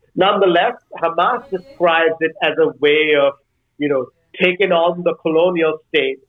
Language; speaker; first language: English; non-native, local second language; Bangla